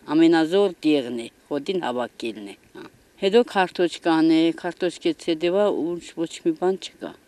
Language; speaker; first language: Armenian; native; Armenian